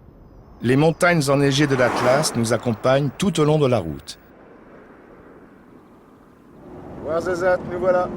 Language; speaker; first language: French; native; French